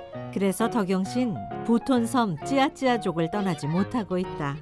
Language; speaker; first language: Korean; native; Korean